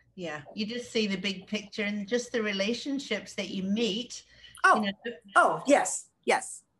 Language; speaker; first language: English; native; English